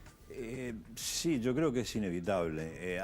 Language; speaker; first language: Spanish; native; Spanish